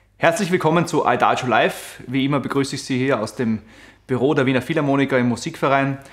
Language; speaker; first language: German; native; German